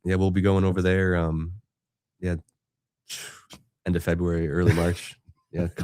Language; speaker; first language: English; native; English